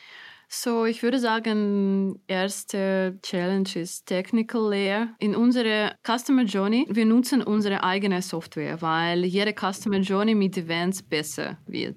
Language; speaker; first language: German; non-native, fluent; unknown